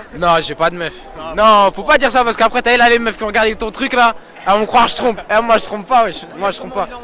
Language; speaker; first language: French; early bilingual, other home language; Lingala